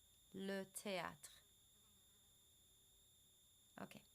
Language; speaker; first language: French; non-native, fluent; English